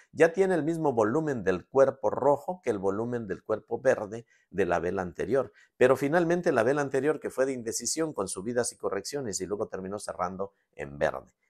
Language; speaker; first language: Spanish; native; Spanish